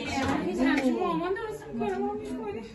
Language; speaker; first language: Persian; native; Persian